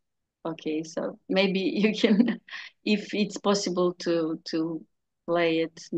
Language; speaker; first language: English; non-native, learner; Serbian